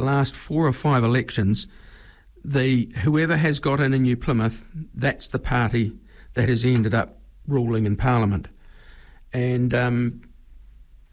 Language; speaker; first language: English; native; English